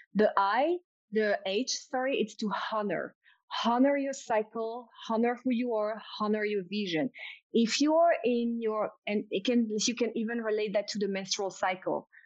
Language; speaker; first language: English; non-native, fluent; French